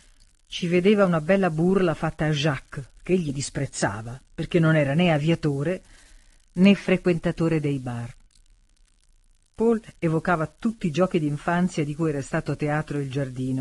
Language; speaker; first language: Italian; native; Italian